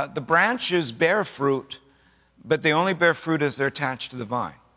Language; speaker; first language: English; native; English